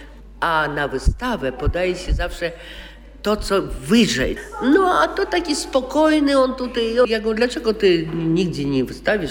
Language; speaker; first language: Polish; non-native, local second language; Russian